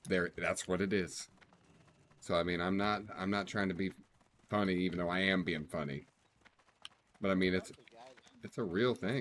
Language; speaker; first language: English; native; English